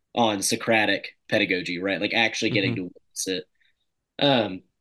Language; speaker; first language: English; native; English